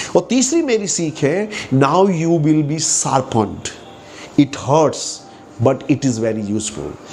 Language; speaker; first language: Hindi; native; Hindi